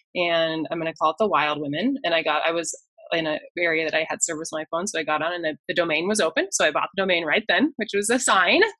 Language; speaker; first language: English; native; English